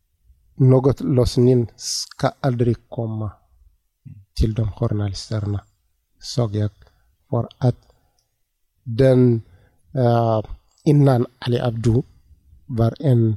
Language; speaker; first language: Swedish; non-native, learner; Tigrinya